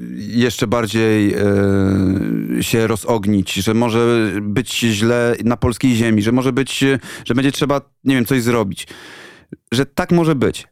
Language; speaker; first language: Polish; native; Polish